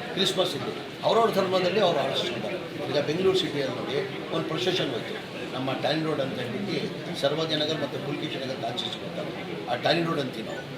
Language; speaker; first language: Kannada; non-native, local second language; Urdu